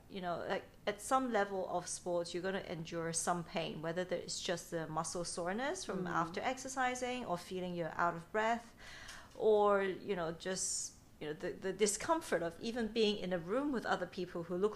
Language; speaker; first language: English; non-native, local second language; Cantonese